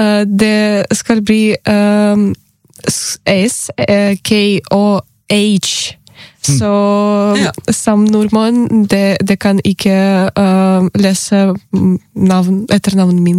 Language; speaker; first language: Norwegian; non-native, learner; Ukrainian